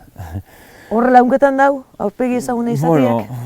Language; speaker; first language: Basque; native; Basque